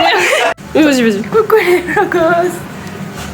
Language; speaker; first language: French; native; French